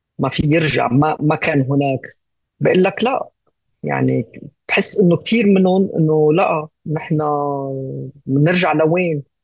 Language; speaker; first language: Arabic; native; Arabic